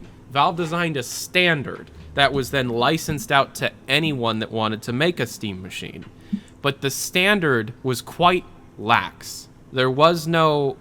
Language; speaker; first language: English; native; English